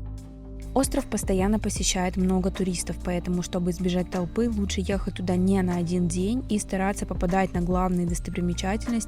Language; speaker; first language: Russian; native; Russian